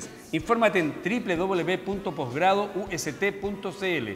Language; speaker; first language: Spanish; native; Spanish